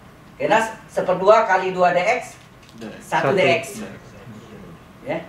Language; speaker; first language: Indonesian; native; Indonesian